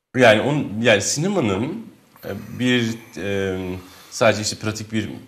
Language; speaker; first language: Turkish; non-native, local second language; Kurdish